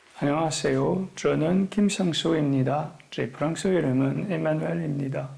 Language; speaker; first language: Korean; non-native, learner; French